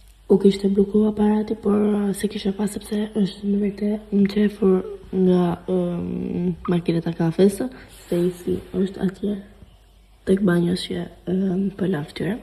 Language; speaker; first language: Albanian; early bilingual, heritage; Albanian